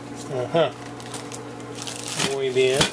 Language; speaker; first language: Spanish; non-native, learner; English